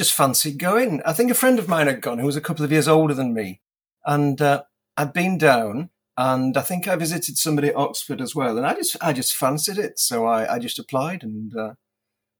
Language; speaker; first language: English; native; English